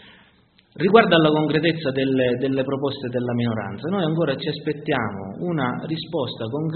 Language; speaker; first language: Italian; native; Italian